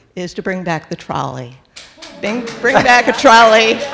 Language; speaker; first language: English; native; English